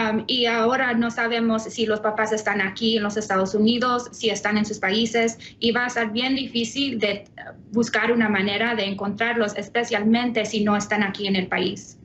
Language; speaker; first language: Spanish; early bilingual, heritage; Spanish